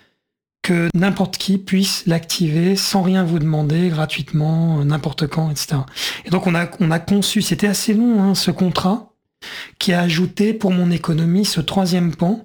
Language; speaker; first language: French; native; French